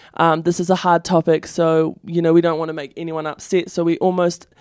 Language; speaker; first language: English; native; English